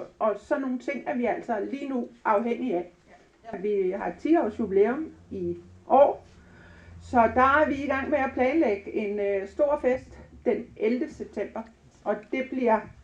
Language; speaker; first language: Danish; native; Danish